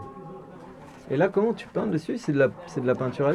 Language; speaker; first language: French; native; French